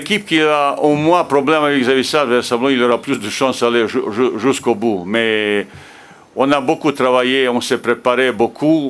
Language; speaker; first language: French; non-native, fluent; Bosnian